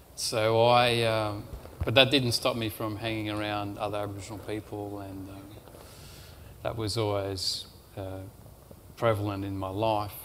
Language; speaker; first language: English; native; English